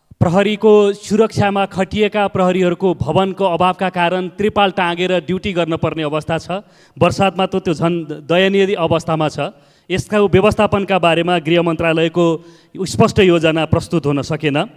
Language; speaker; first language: Nepali; native; Nepali